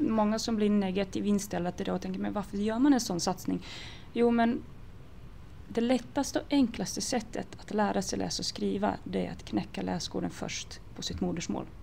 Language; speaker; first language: Swedish; early bilingual, other home language; Croatian